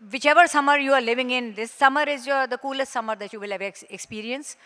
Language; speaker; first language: Urdu; native; Urdu